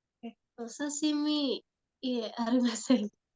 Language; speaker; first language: Japanese; non-native, learner; Indonesian